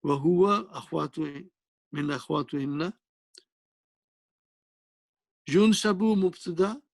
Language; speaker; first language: Arabic; non-native, fluent; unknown